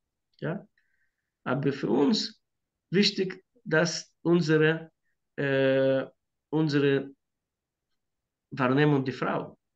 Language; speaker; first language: German; non-native, fluent; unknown